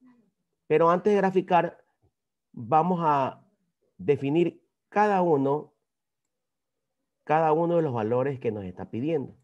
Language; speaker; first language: Spanish; native; Spanish